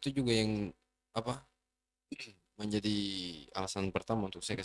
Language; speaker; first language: Indonesian; non-native, fluent; Arabic